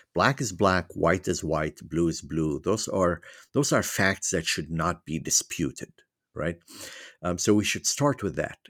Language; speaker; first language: English; non-native, fluent; Arabic